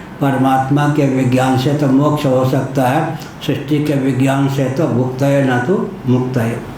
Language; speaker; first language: Hindi; non-native, local second language; Maithili